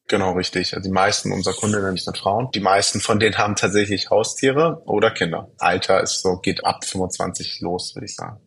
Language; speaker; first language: German; early bilingual, other home language; Persian